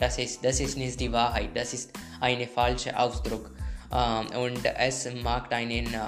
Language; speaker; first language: German; non-native, learner; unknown